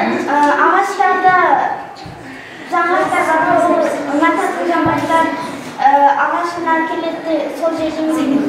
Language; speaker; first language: Kazakh; non-native, local second language; Uzbek